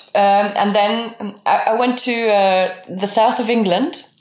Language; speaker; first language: English; non-native, fluent; French